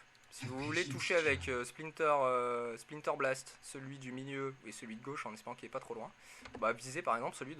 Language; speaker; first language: French; native; French